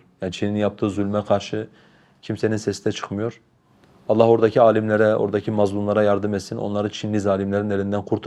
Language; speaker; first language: Turkish; non-native, local second language; Kurdish